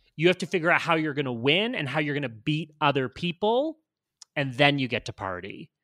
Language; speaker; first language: English; native; English